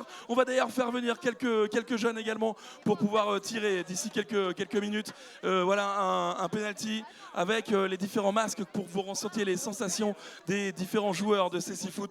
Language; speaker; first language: French; native; French